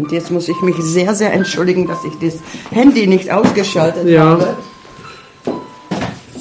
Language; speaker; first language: German; early bilingual, heritage; Czech